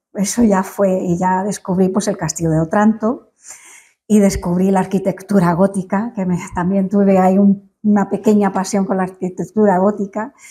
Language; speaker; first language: Spanish; non-native, fluent; English